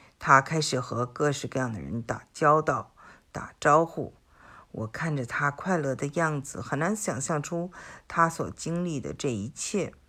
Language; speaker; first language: Chinese; native; Chinese